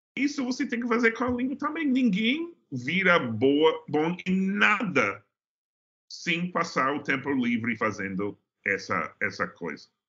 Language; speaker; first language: Portuguese; non-native, fluent; English